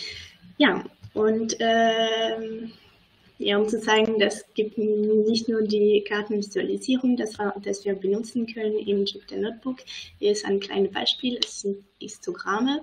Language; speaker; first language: German; non-native, fluent; French